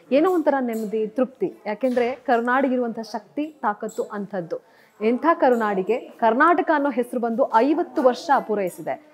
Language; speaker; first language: Kannada; native; Kannada